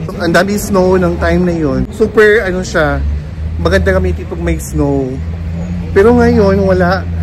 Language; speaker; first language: Filipino; native; Filipino